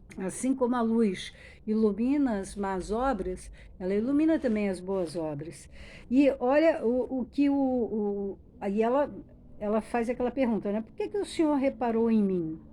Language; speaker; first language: Portuguese; native; Portuguese